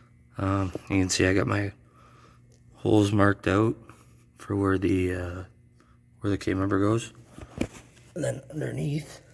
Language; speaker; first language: English; native; English